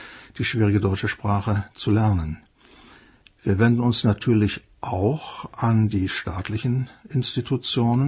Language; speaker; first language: German; native; German